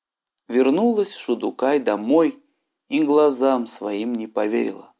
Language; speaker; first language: Russian; native; Russian